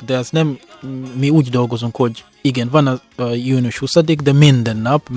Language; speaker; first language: Hungarian; non-native, fluent; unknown